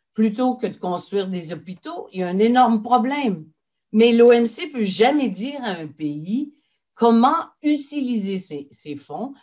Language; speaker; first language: French; native; French